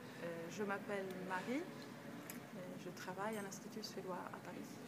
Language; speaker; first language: French; non-native, fluent; Swedish